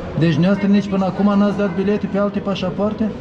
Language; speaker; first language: Romanian; native; Romanian